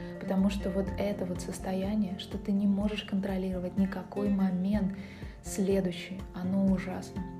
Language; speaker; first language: Russian; native; Russian